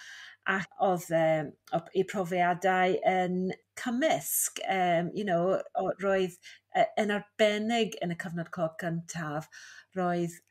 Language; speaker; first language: Welsh; non-native, fluent; English